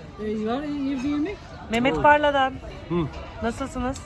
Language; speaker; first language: Turkish; native; Turkish